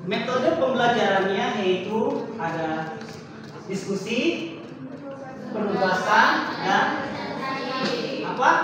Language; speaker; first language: Indonesian; native; Indonesian